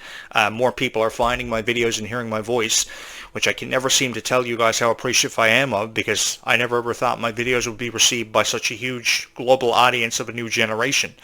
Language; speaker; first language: English; native; English